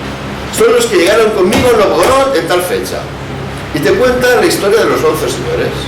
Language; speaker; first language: Spanish; native; Spanish